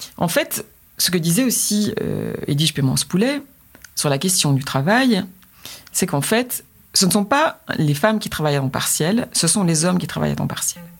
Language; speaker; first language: French; native; French